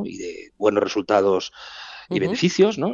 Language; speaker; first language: Spanish; native; Spanish